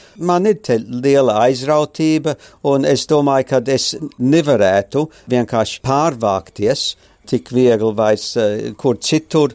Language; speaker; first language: Latvian; early bilingual, heritage; Latvian